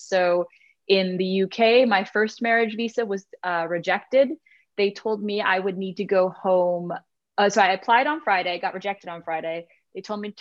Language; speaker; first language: English; native; English